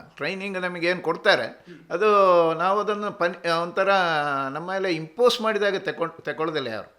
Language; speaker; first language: Kannada; native; Kannada